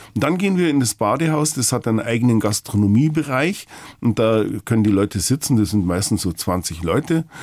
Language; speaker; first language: German; native; German